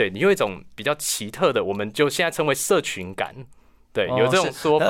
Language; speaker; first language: Chinese; native; Chinese